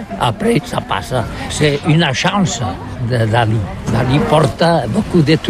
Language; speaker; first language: French; non-native, learner; Catalan